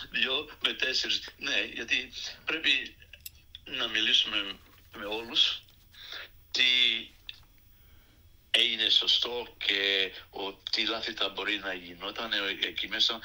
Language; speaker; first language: Greek; early bilingual, other home language; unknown